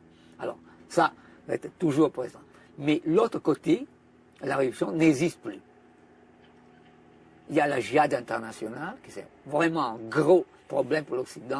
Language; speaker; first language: French; non-native, fluent; Italian